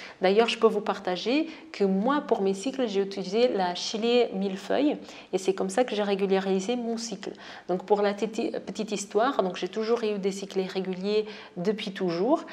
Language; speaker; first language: French; non-native, fluent; Portuguese